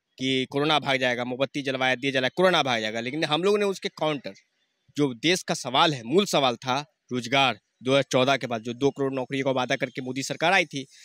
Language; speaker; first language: Hindi; native; Hindi